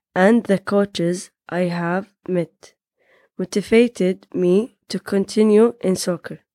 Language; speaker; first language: English; non-native, learner; Arabic